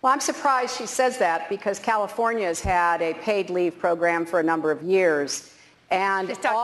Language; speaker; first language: English; native; English